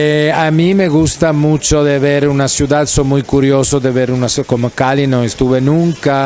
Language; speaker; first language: Spanish; non-native, fluent; Italian